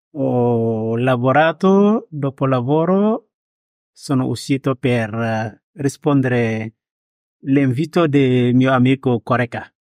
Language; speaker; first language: Italian; non-native, learner; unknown